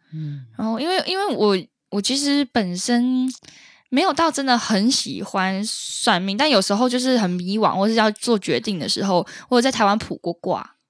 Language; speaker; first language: Chinese; native; Chinese